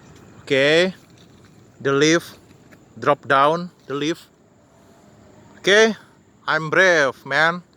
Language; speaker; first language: English; non-native, learner; Indonesian